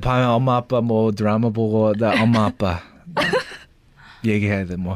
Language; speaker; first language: Korean; early bilingual, heritage; Korean